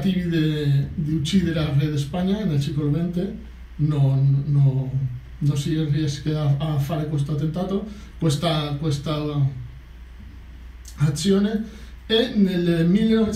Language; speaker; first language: Italian; non-native, fluent; Catalan